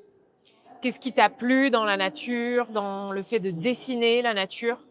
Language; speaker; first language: French; native; French